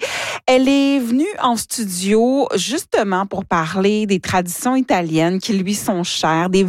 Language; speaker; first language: French; native; French